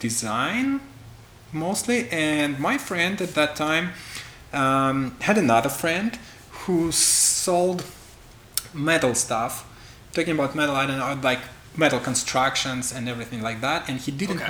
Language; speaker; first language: English; non-native, fluent; Russian